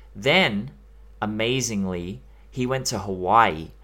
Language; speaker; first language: English; native; English